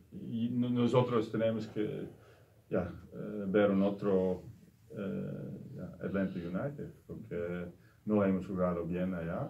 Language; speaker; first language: Spanish; non-native, learner; Dutch